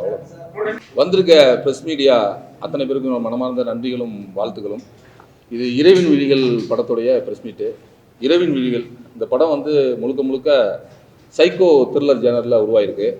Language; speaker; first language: Tamil; native; Tamil